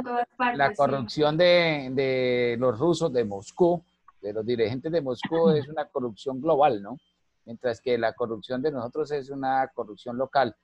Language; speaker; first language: Spanish; native; Spanish